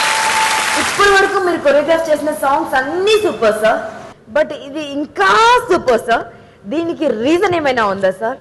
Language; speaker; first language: Telugu; native; Telugu